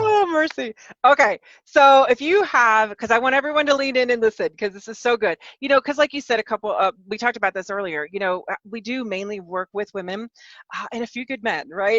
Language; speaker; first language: English; native; English